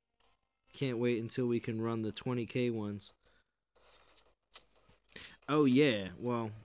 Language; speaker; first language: English; native; English